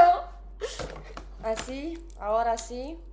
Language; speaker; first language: Spanish; non-native, learner; English